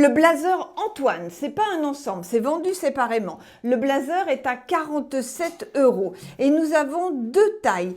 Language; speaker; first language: French; native; French